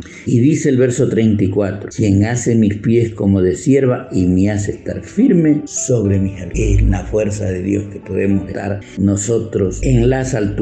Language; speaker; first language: Spanish; native; Spanish